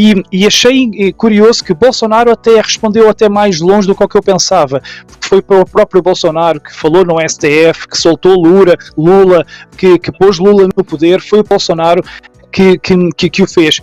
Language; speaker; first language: Portuguese; native; Portuguese